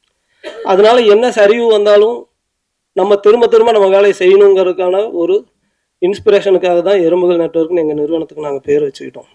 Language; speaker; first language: Tamil; native; Tamil